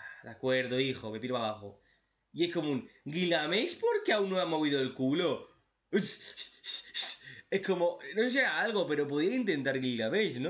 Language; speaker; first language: Spanish; native; Spanish